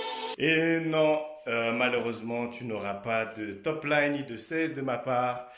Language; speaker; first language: French; native; French